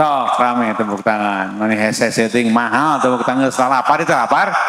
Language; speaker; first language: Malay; non-native, local second language; Sundanese